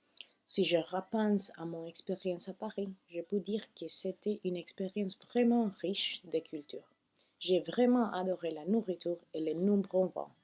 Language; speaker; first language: French; non-native, fluent; Spanish